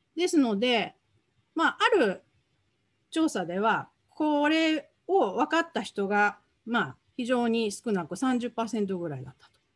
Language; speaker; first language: Japanese; native; Japanese